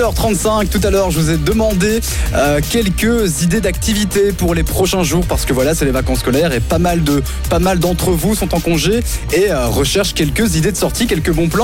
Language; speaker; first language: French; native; French